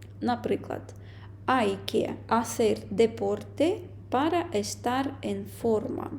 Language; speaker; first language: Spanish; non-native, fluent; Ukrainian